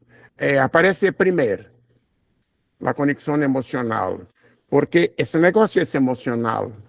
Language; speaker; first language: Spanish; non-native, learner; Portuguese